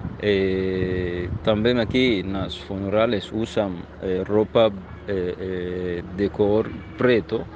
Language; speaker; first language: Spanish; non-native, learner; Arabic